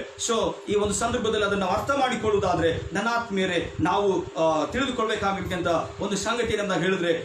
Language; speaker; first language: Kannada; native; Kannada